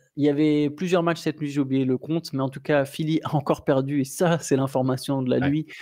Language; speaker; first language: French; native; French